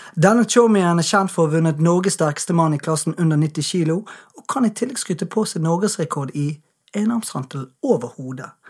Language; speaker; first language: Norwegian; native; Norwegian